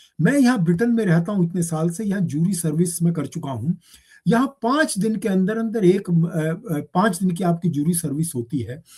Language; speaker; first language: Hindi; native; Hindi